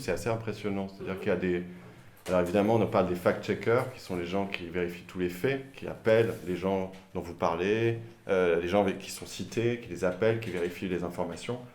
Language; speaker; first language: French; native; French